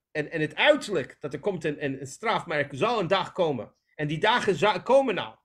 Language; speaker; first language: Dutch; non-native, fluent; English